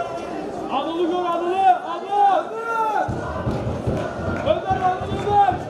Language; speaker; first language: Turkish; native; Turkish